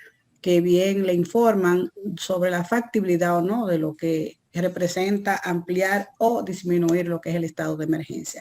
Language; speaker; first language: Spanish; native; Spanish